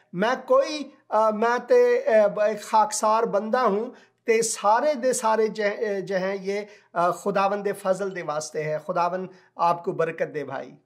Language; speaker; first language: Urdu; non-native, local second language; Punjabi